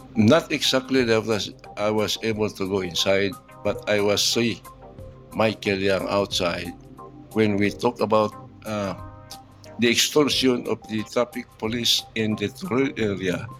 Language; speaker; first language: English; non-native, local second language; Cebuano